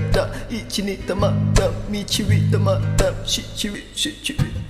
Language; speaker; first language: English; non-native, fluent; Indonesian